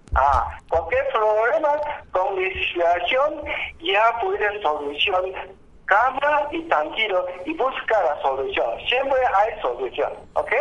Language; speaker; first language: Spanish; non-native, learner; Chinese